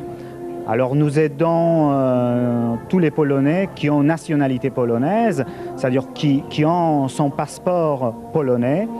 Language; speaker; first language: French; non-native, fluent; Polish